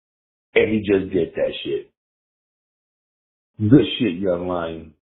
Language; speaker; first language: English; native; English